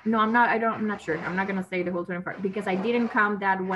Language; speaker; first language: English; non-native, fluent; Spanish